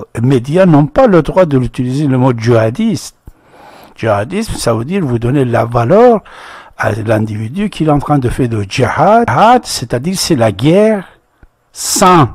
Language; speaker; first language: French; non-native, fluent; Persian